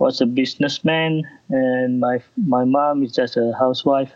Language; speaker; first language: English; non-native, local second language; Malay